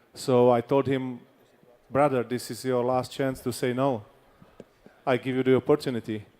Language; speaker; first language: English; non-native, fluent; Czech